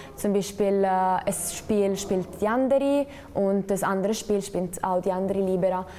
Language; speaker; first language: German; non-native, local second language; Italian